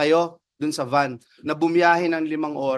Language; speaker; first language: Filipino; native; Filipino